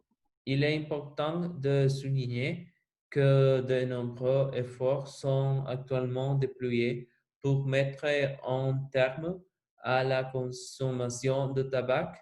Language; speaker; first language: French; non-native, learner; Spanish